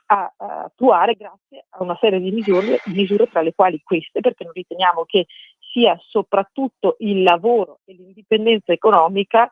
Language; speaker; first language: Italian; native; Italian